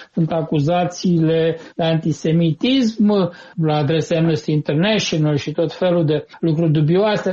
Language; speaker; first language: Romanian; native; Romanian